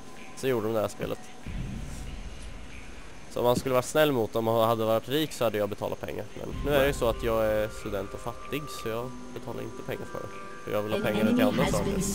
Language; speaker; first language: Swedish; native; Swedish